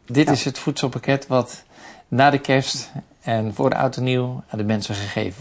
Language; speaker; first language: Dutch; native; Dutch